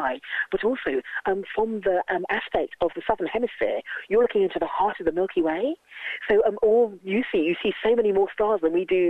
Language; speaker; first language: English; native; English